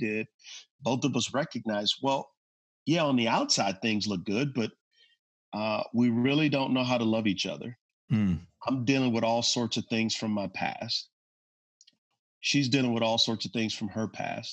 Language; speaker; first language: English; native; English